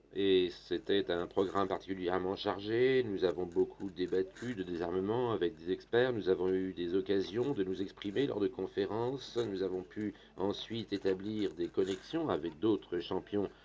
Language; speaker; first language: French; non-native, fluent; German